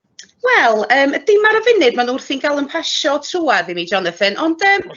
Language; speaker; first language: Welsh; native; Welsh